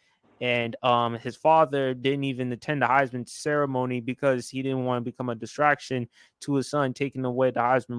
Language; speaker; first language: English; native; English